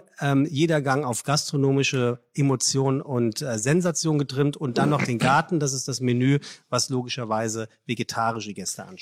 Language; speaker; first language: German; native; German